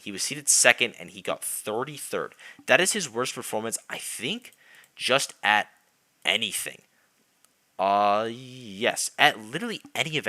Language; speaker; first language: English; native; English